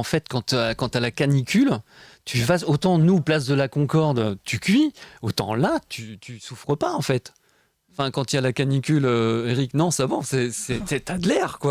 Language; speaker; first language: French; native; French